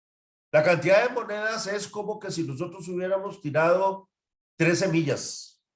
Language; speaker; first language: Spanish; native; Spanish